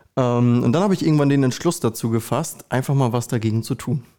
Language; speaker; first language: German; native; German